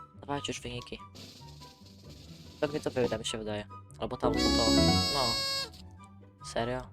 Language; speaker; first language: Polish; native; Polish